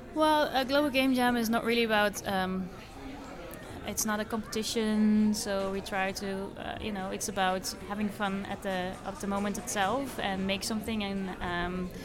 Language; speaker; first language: English; non-native, fluent; Dutch